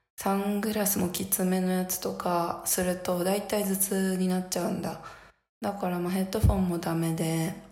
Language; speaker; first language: Japanese; native; Japanese